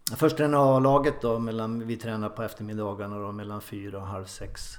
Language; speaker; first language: Swedish; native; Swedish